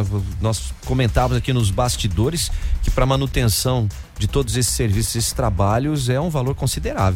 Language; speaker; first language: Portuguese; native; Portuguese